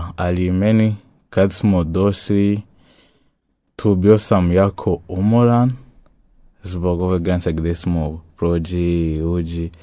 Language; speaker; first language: Croatian; non-native, learner; French